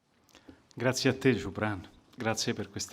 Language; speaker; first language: Italian; native; Italian